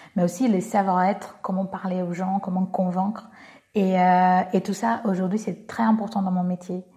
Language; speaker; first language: French; non-native, fluent; Portuguese